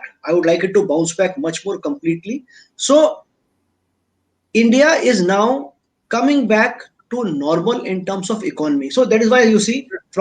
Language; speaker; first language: English; non-native, local second language; Hindi